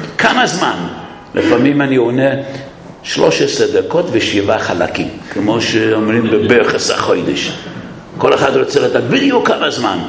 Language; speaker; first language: Hebrew; non-native, fluent; English